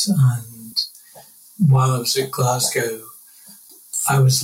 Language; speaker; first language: English; native; English